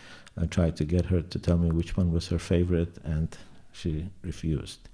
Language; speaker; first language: English; non-native, fluent; Persian